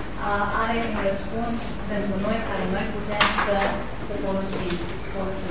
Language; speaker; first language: Romanian; non-native, local second language; Hungarian